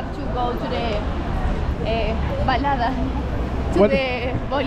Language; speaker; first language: English; non-native, learner; Spanish